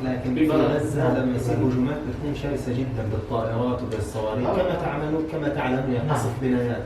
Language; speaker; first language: Arabic; native; Arabic